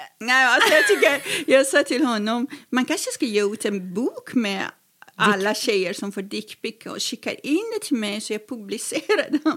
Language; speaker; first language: Swedish; non-native, fluent; Persian